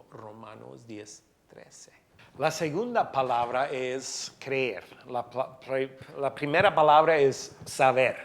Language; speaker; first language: Spanish; non-native, fluent; English